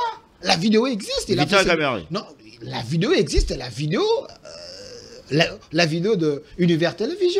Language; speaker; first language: French; non-native, local second language; Lingala